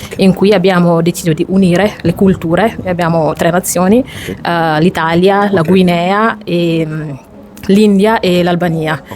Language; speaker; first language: Italian; non-native, fluent; Fula